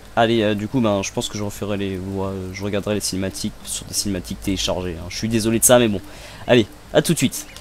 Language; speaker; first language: French; native; French